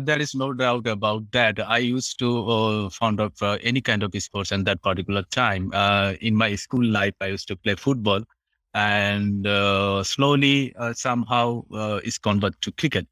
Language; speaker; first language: English; non-native, local second language; Bangla